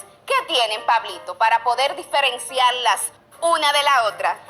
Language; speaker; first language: Spanish; native; Spanish